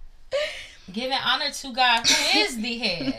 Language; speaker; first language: English; native; English